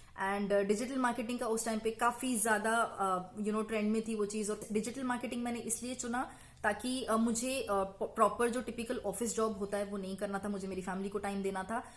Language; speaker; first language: Hindi; native; Hindi